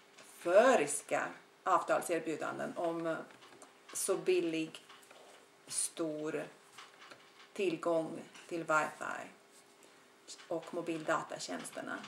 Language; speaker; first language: Swedish; non-native, fluent; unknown